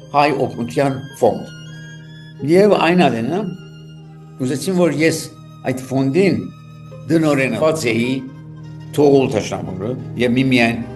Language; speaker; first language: Armenian; early bilingual, heritage; Armenian